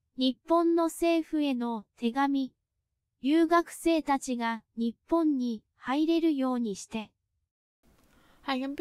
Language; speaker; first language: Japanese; non-native, fluent; Cantonese